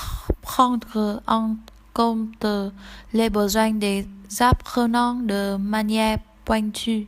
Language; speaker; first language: French; non-native, learner; Vietnamese